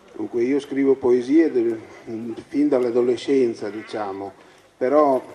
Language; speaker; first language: Italian; native; Italian